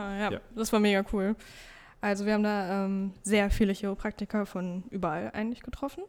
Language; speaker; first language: German; native; German